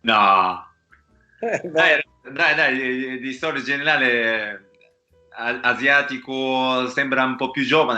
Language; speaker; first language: Italian; non-native, learner; Japanese